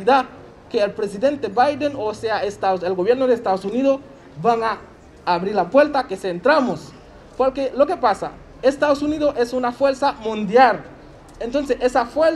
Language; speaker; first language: Spanish; non-native, learner; Haitian Creole